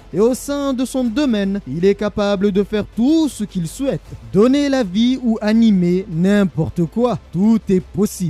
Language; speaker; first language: French; native; French